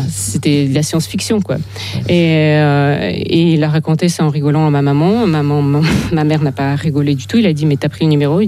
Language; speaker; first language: French; non-native, fluent; Ukrainian